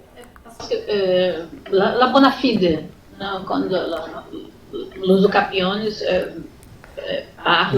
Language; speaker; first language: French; non-native, learner; Italian